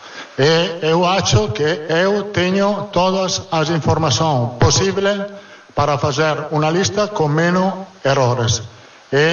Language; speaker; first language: Portuguese; non-native, fluent; Italian